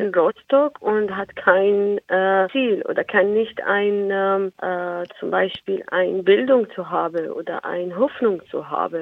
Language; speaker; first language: German; non-native, learner; Arabic